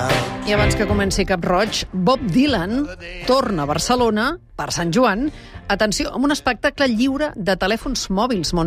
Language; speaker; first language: Catalan; native; Catalan